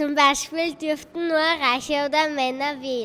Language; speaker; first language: German; native; German